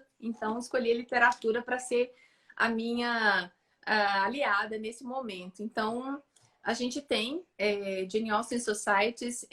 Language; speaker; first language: Portuguese; native; Portuguese